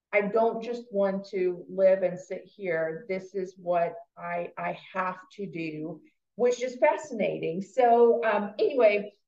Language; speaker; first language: English; non-native, fluent; Russian